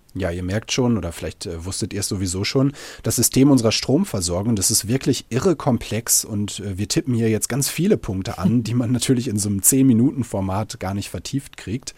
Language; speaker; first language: German; native; German